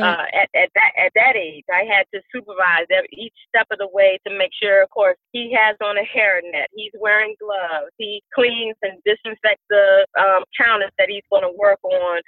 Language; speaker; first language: English; native; English